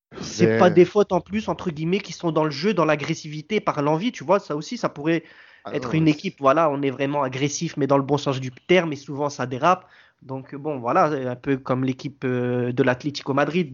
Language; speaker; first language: French; native; French